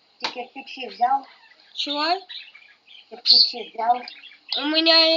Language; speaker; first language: Russian; native; Russian